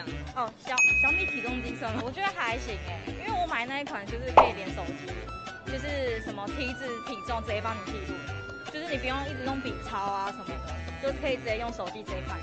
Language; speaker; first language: Chinese; native; Chinese